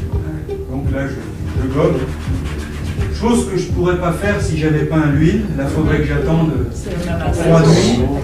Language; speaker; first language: French; native; French